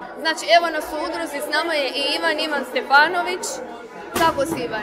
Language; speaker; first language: Croatian; native; Croatian